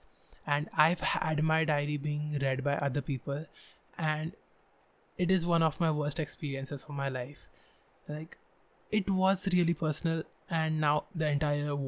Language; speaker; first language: English; non-native, local second language; Marathi